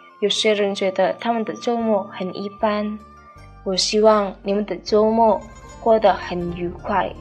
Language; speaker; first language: Chinese; non-native, fluent; Indonesian